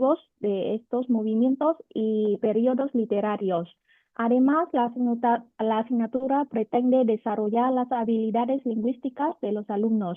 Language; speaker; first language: Spanish; non-native, fluent; Vietnamese